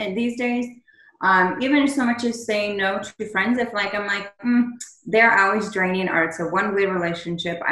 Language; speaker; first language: English; native; English